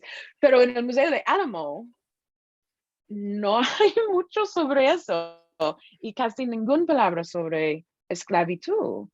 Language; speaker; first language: Spanish; non-native, fluent; English